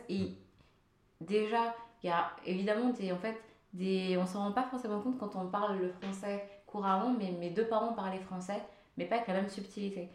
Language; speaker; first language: French; early bilingual, other home language; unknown